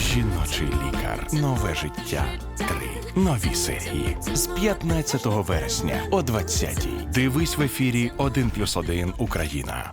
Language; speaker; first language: Ukrainian; native; Ukrainian